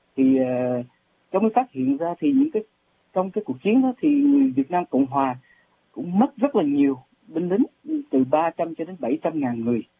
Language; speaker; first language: Vietnamese; native; Vietnamese